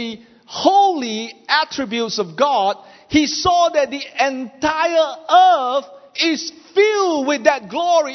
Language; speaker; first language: English; non-native, local second language; Chinese